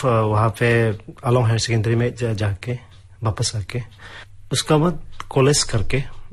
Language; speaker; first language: Hindi; non-native, local second language; Adi